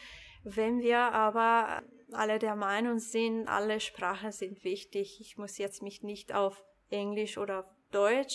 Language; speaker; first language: German; non-native, local second language; Italian